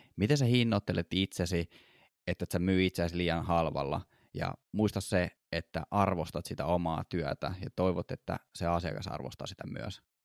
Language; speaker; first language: Finnish; native; Finnish